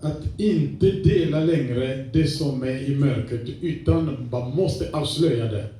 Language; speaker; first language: Swedish; non-native, fluent; French